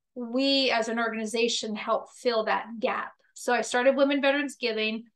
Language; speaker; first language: English; native; English